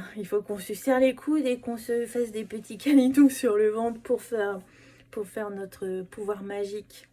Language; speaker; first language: French; native; French